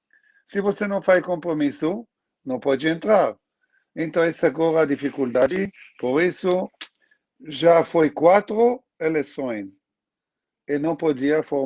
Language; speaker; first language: Portuguese; non-native, learner; Hebrew